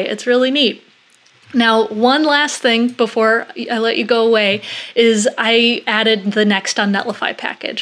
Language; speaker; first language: English; native; English